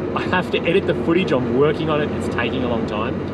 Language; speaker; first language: English; native; English